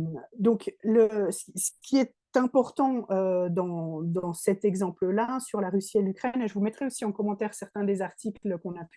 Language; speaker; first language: French; native; French